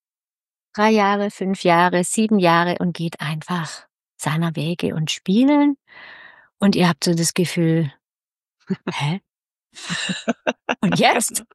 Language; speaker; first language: German; native; German